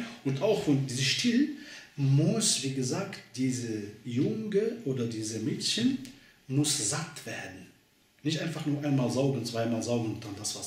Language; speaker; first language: German; non-native, learner; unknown